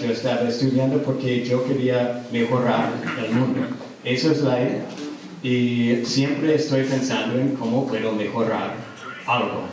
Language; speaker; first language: Spanish; non-native, learner; English